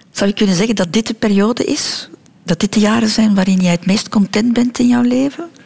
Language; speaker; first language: Dutch; native; Dutch